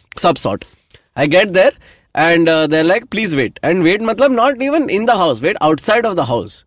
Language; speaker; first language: English; non-native, local second language; Hindi